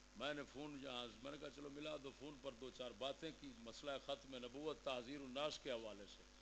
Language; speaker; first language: Urdu; native; Urdu